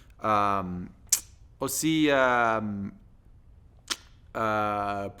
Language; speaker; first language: French; non-native, learner; English